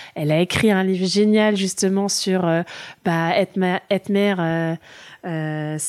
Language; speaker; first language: French; early bilingual, other home language; German